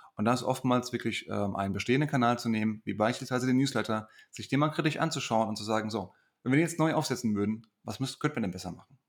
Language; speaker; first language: German; native; German